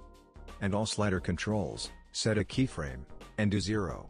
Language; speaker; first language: English; non-native, fluent; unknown